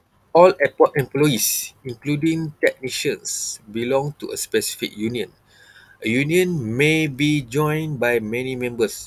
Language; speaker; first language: English; non-native, local second language; Malay